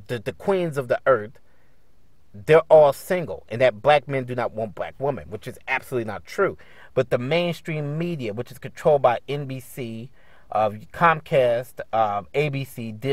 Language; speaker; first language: English; native; English